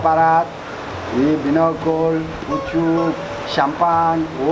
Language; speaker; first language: Russian; non-native, learner; Tamil